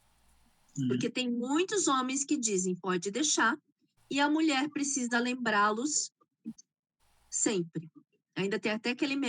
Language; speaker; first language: Portuguese; native; Portuguese